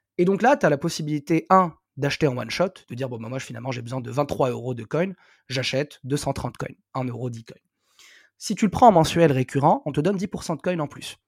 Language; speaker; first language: French; non-native, local second language; Arabic